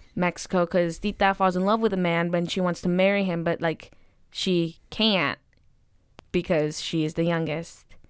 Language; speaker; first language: English; native; English